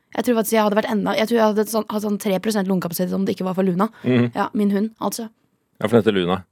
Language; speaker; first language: Norwegian; native; Norwegian